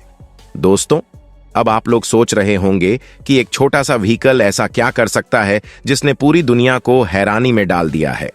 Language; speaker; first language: Hindi; native; Hindi